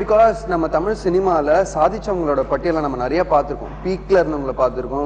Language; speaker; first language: Tamil; native; Tamil